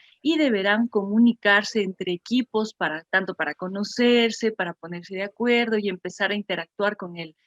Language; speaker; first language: Spanish; native; Spanish